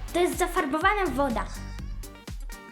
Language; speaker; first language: Polish; early bilingual, other home language; Ukrainian